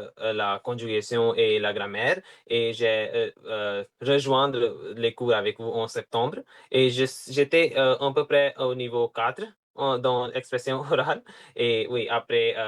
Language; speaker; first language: French; non-native, fluent; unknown